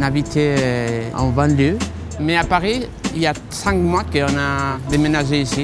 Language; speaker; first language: French; non-native, fluent; Spanish